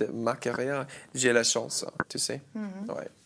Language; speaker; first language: French; non-native, learner; English